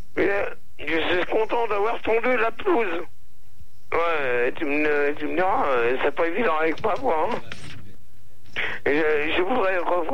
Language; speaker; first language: French; native; French